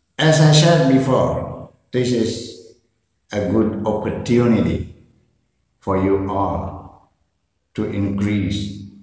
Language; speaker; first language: English; non-native, fluent; Indonesian